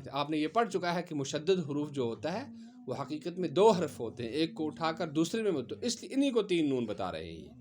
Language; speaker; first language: Urdu; non-native, local second language; Kashmiri